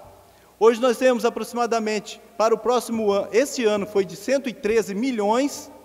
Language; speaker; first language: Portuguese; native; Portuguese